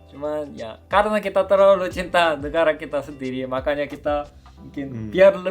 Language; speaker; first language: Indonesian; non-native, fluent; Korean